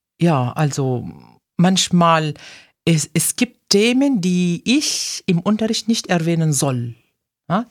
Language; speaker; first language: German; non-native, fluent; Arabic